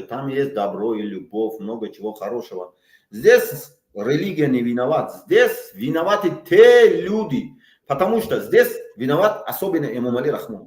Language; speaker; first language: Russian; non-native, local second language; Tajik